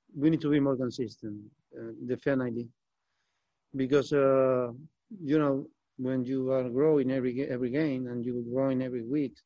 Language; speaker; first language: English; non-native, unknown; Spanish